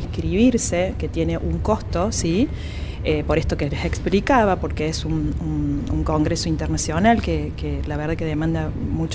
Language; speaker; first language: Spanish; native; Spanish